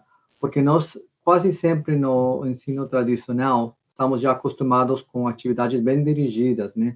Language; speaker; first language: Portuguese; non-native, fluent; Spanish